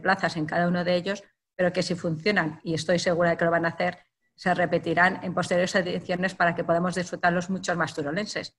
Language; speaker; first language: Spanish; native; Spanish